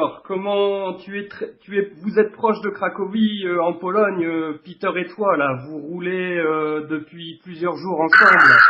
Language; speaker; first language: French; native; French